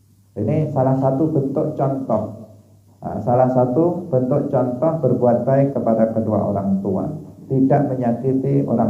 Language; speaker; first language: Indonesian; non-native, local second language; Javanese